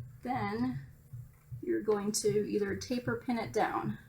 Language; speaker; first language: English; native; English